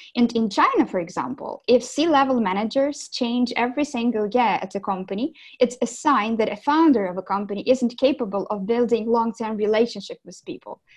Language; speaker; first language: English; non-native, fluent; Ukrainian